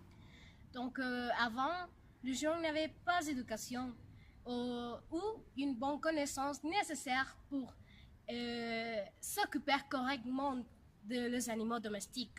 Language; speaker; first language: French; non-native, learner; Spanish